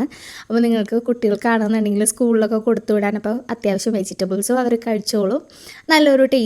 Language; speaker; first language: Malayalam; native; Malayalam